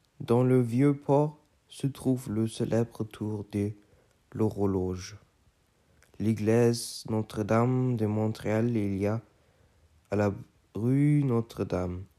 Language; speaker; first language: French; non-native, learner; German